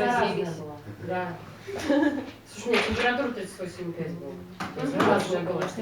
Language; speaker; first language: Russian; native; Russian